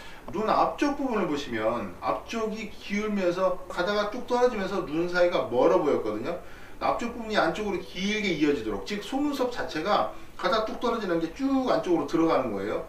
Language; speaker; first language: Korean; native; Korean